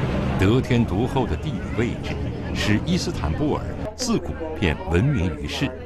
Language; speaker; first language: Chinese; native; Chinese